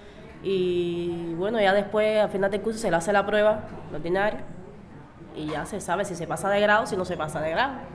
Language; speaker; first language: Spanish; native; Spanish